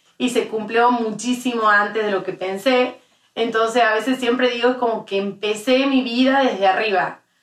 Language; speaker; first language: Spanish; native; Spanish